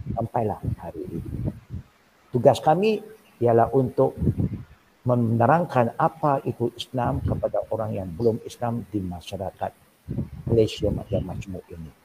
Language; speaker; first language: Malay; non-native, local second language; Min Nan Chinese